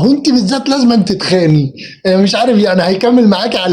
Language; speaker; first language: Arabic; native; Arabic